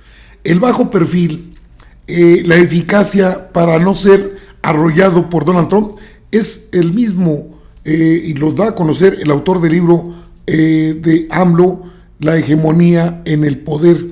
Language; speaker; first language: Spanish; native; Spanish